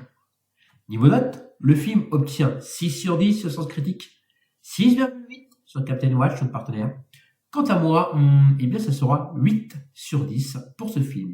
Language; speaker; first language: French; native; French